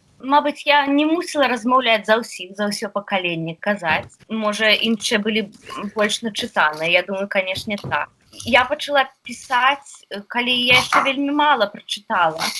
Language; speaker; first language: Belarusian; non-native, local second language; Russian